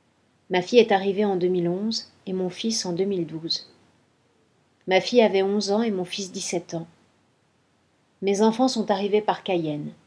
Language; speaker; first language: French; non-native, fluent; Spanish